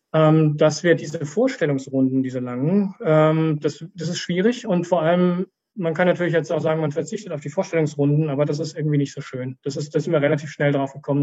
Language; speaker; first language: German; native; German